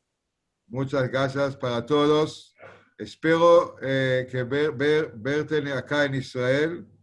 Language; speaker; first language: Spanish; early bilingual, heritage; Spanish